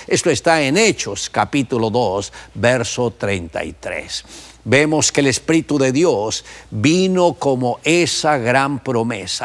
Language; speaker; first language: Spanish; native; Spanish